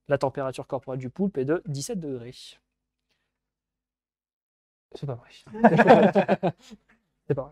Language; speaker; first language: French; native; French